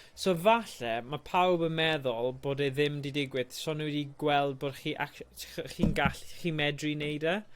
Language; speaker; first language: Welsh; native; Welsh